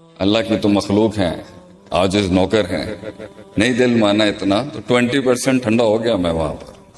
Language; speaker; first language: Urdu; native; Urdu